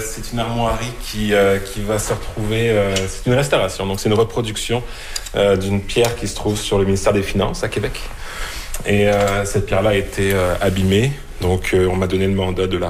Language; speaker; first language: French; native; French